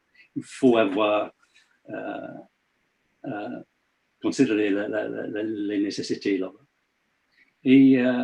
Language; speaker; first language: French; non-native, learner; English